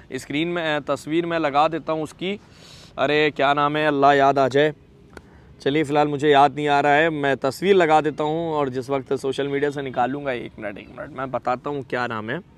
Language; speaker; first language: Hindi; native; Hindi